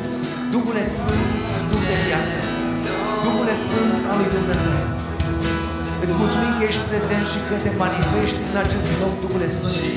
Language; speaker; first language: Romanian; native; Romanian